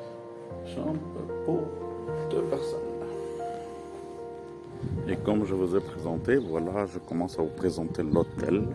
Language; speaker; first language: French; non-native, fluent; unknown